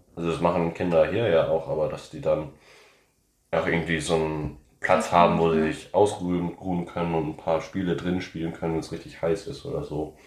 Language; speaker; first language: German; early bilingual, heritage; English